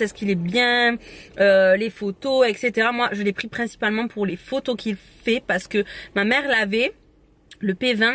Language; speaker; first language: French; native; French